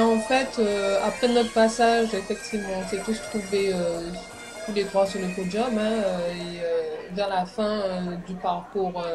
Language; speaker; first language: French; native; French